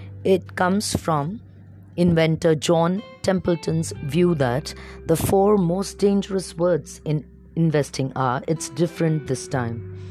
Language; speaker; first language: English; non-native, local second language; Marathi